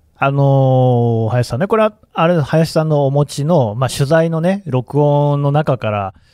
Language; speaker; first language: Japanese; native; Japanese